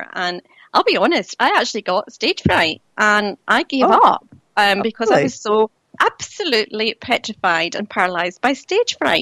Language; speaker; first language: English; native; English